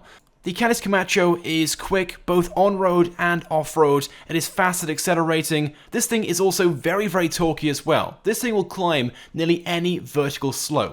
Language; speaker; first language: English; native; English